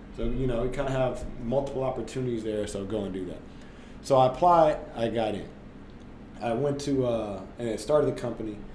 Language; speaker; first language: English; native; English